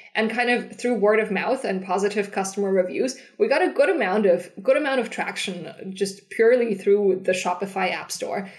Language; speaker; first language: English; non-native, fluent; German